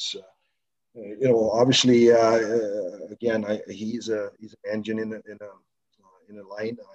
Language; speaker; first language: English; non-native, fluent; Swedish